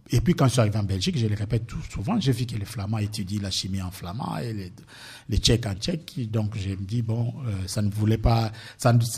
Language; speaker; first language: French; non-native, local second language; Lingala